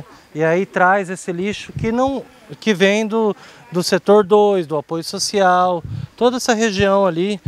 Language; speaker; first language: Portuguese; native; Portuguese